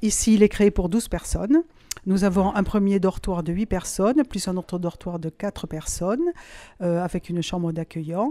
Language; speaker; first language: French; native; French